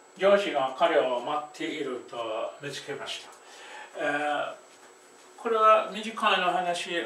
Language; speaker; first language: Japanese; non-native, fluent; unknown